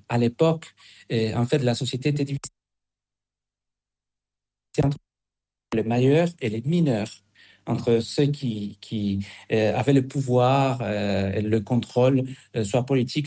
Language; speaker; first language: French; non-native, fluent; Spanish